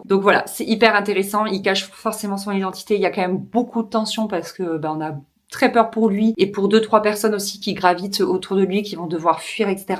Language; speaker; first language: French; native; French